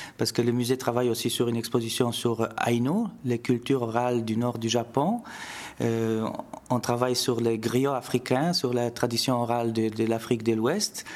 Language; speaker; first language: French; non-native, fluent; Polish